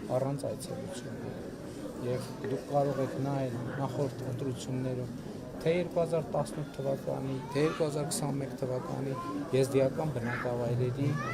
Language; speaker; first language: Armenian; native; Armenian